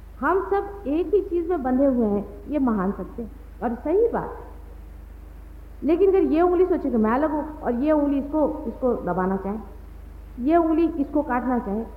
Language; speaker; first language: Hindi; non-native, local second language; Marathi